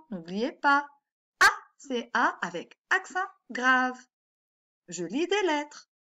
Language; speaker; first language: French; non-native, local second language; Arabic